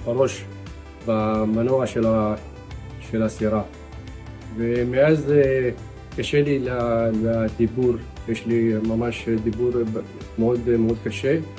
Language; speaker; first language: Hebrew; non-native, local second language; Arabic